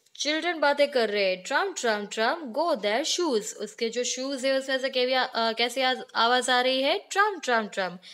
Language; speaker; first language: Hindi; non-native, local second language; Gujarati